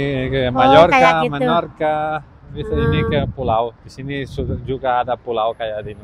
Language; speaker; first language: Indonesian; non-native, learner; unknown